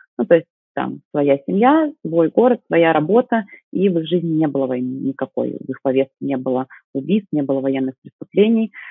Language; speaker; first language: Russian; native; Russian